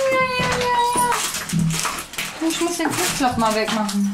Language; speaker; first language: German; native; German